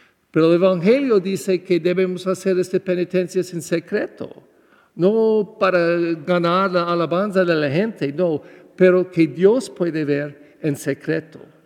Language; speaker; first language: Spanish; non-native, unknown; English